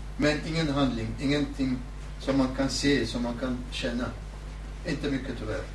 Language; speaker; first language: Swedish; non-native, fluent; Southern Kurdish